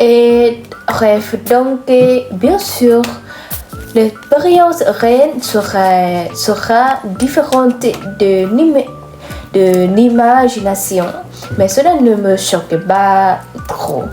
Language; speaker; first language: French; non-native, fluent; Vietnamese